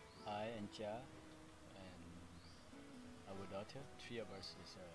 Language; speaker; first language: English; non-native, fluent; Thai